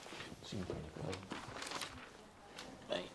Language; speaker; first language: Dutch; non-native, local second language; Papiamento